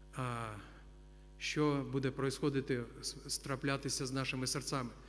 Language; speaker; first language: Ukrainian; non-native, local second language; Russian